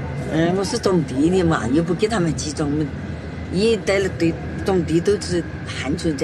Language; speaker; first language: Chinese; native; Chinese